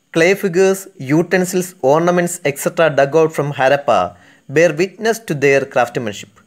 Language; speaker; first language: English; non-native, local second language; Malayalam